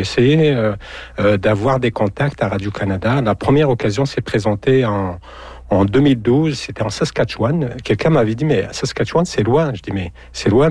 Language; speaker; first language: French; non-native, local second language; Arabic